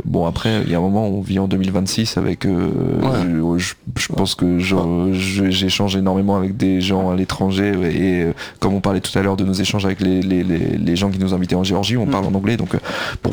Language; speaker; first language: French; native; French